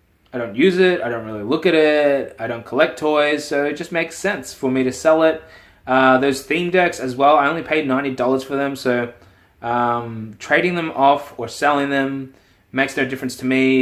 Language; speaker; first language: English; native; English